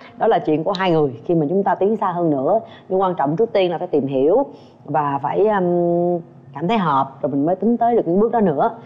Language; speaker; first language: Vietnamese; native; Vietnamese